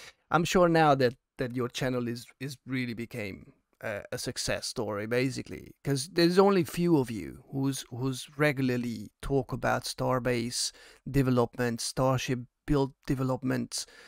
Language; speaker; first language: English; non-native, fluent; Hungarian